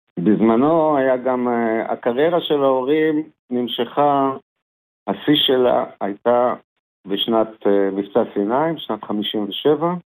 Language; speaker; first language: Hebrew; native; Hebrew